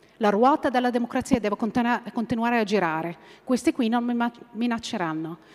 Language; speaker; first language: Italian; non-native, fluent; Arabic